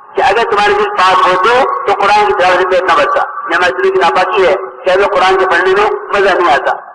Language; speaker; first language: Urdu; native; Urdu